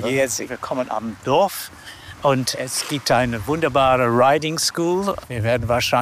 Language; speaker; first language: German; non-native, fluent; English